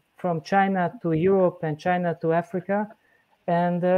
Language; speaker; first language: English; non-native, learner; Hungarian